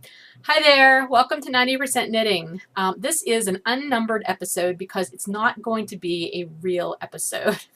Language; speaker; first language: English; native; English